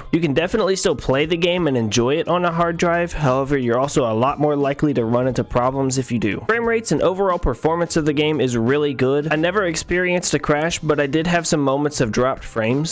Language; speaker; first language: English; native; English